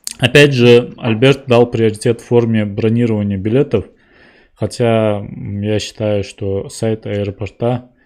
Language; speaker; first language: Russian; non-native, local second language; Ingush